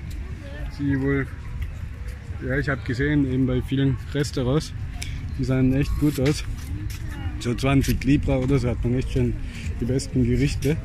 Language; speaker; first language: German; native; German